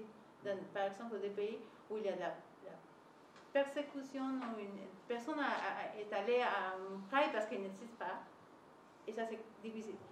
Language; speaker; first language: French; non-native, learner; Spanish